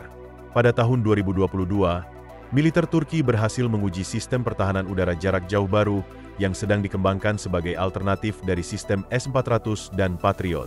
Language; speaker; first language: Indonesian; native; Indonesian